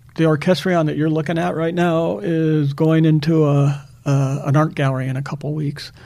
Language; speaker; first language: English; native; English